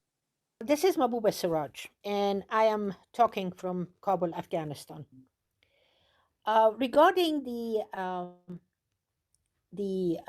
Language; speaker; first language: English; non-native, fluent; Persian